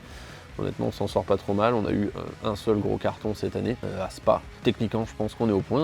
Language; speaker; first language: French; native; French